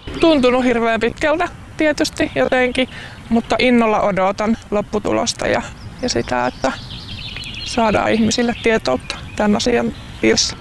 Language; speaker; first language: Finnish; native; Finnish